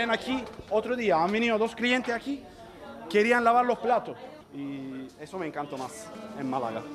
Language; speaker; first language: Spanish; non-native, learner; Turkish